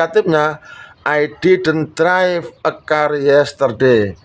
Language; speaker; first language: English; non-native, learner; Indonesian